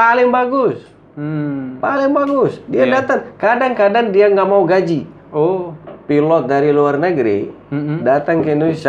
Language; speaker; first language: Indonesian; non-native, fluent; Arabic